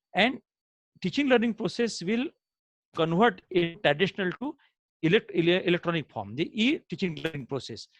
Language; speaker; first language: English; non-native, local second language; Marathi